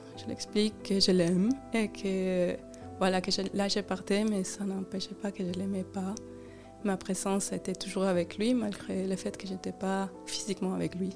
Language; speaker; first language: French; non-native, fluent; Spanish